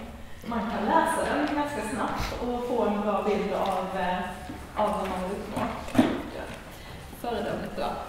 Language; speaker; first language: Swedish; native; Swedish